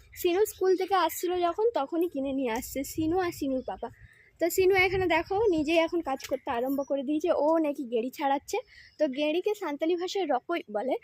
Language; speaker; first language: Bangla; non-native, local second language; Santali